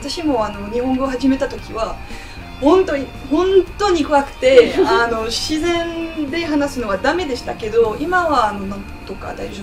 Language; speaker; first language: Japanese; non-native, learner; French